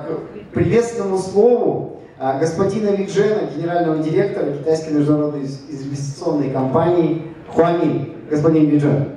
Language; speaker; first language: Russian; native; Russian